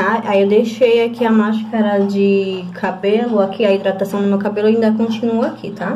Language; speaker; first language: Portuguese; native; Portuguese